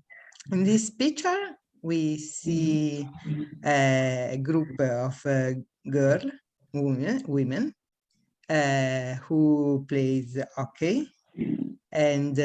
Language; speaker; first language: English; non-native, learner; Italian